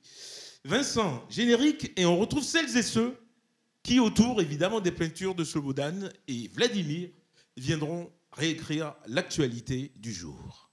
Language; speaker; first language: French; native; French